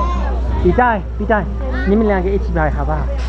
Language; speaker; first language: Chinese; non-native, learner; English